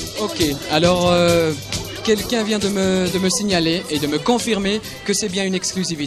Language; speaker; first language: French; native; French